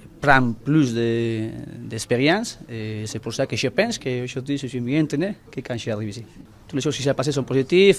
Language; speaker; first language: French; non-native, learner; Spanish